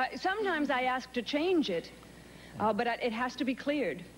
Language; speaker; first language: English; native; English